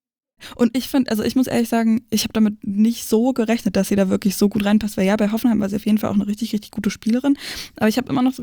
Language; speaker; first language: German; native; German